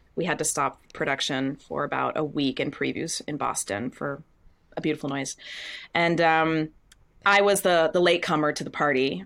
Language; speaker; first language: English; native; English